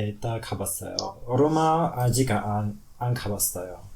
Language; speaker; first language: Korean; non-native, learner; French